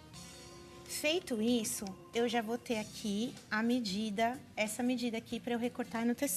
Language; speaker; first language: Portuguese; native; Portuguese